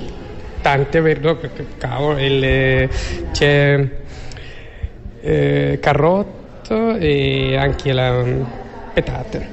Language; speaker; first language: Italian; non-native, learner; Tigrinya